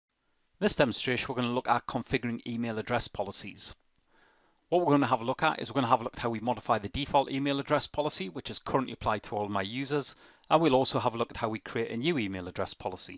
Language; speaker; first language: English; native; English